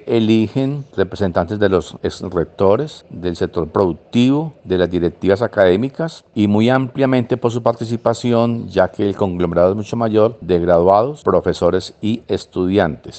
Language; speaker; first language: Spanish; native; Spanish